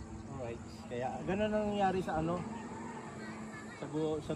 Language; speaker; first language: Filipino; native; Filipino